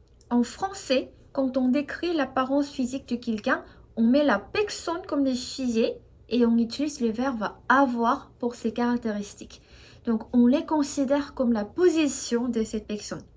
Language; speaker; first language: French; non-native, fluent; Korean